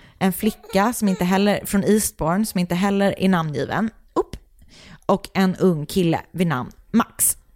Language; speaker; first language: Swedish; native; Swedish